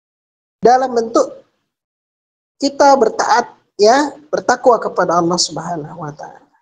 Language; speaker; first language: Indonesian; native; Indonesian